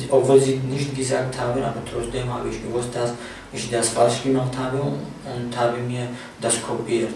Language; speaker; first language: German; non-native, fluent; Kurdish